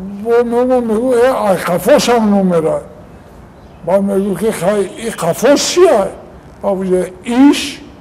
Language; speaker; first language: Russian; non-native, local second language; Tajik